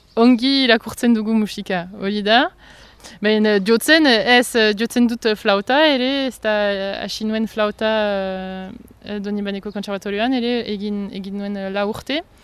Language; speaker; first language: Basque; non-native, local second language; French